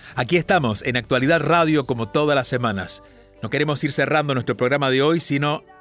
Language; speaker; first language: Spanish; native; Spanish